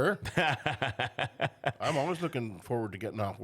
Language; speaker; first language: English; native; English